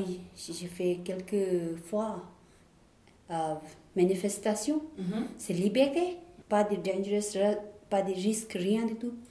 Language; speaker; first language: French; non-native, learner; Tibetan